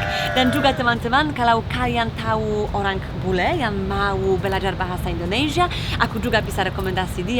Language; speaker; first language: Indonesian; non-native, fluent; Polish